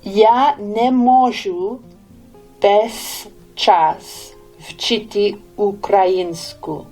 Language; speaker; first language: Ukrainian; non-native, learner; English